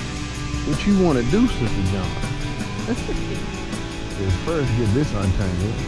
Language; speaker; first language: English; native; English